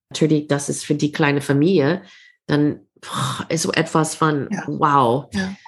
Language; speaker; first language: German; non-native, fluent; English